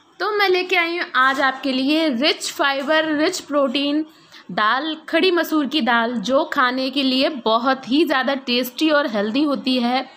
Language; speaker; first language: Hindi; native; Hindi